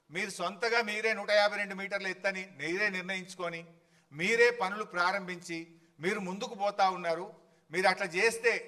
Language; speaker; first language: Telugu; native; Telugu